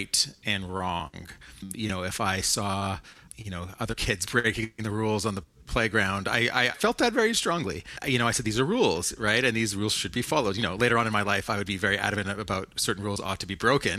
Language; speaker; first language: English; native; English